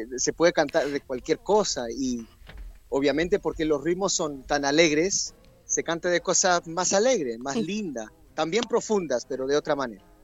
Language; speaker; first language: Spanish; early bilingual, heritage; English